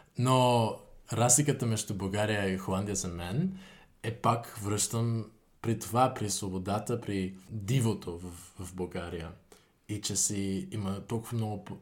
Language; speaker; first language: Bulgarian; non-native, fluent; Dutch